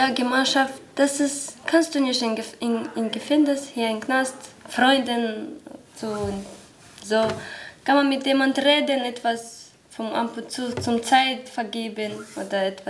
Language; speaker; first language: German; non-native, learner; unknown